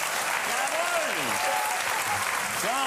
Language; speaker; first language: German; native; German